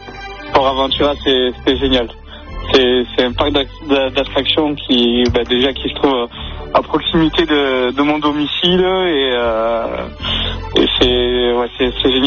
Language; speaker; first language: French; native; French